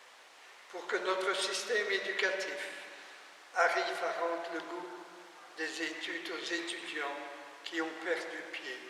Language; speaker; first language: French; native; French